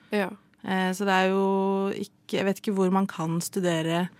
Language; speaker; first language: Norwegian; native; Norwegian